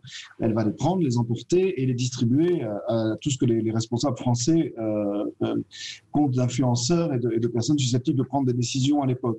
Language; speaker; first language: French; native; French